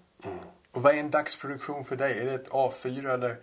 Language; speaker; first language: Swedish; native; Swedish